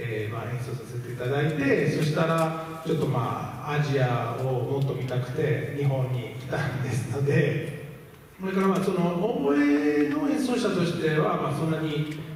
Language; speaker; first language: Japanese; non-native, fluent; Italian